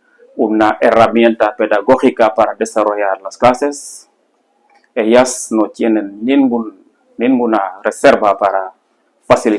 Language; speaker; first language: Spanish; non-native, fluent; Serer